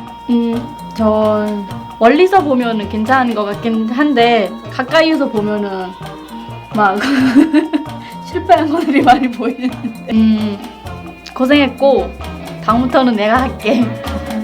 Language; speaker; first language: Korean; non-native, fluent; Burmese